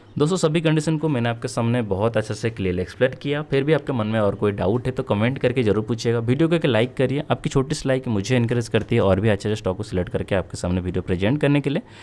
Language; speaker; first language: Hindi; native; Hindi